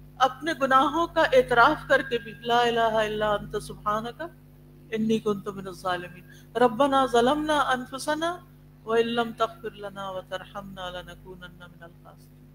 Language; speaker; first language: Urdu; native; Urdu